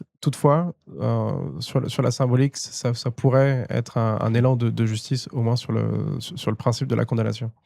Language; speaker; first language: French; non-native, fluent; Arabic